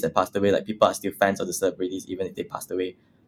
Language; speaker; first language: English; non-native, local second language; Chinese